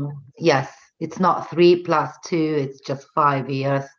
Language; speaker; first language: English; non-native, fluent; Italian